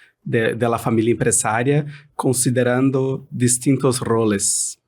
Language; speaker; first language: Spanish; non-native, fluent; Portuguese